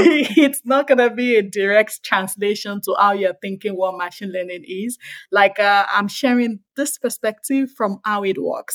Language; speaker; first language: English; non-native, local second language; Yoruba